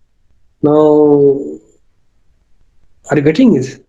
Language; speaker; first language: English; non-native, local second language; Urdu